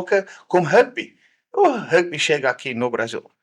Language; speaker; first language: Portuguese; non-native, learner; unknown